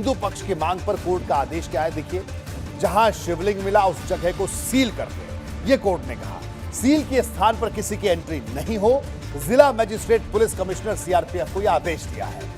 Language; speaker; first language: Hindi; native; Hindi